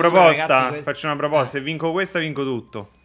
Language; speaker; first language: Italian; native; Italian